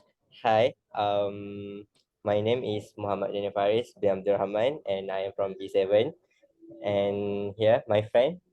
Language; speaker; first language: English; non-native, learner; Malay